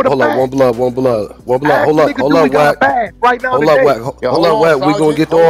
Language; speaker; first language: English; native; English